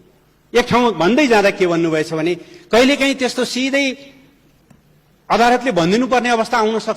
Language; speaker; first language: Nepali; native; Nepali